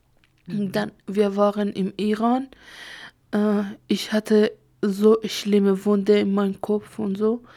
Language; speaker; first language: German; non-native, learner; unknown